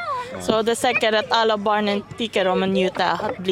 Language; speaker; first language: Swedish; non-native, learner; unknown